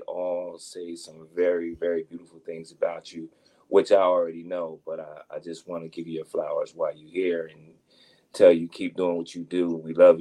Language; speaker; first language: English; native; English